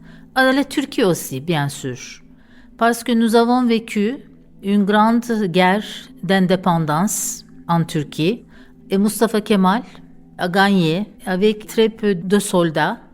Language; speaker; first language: French; non-native, fluent; Turkish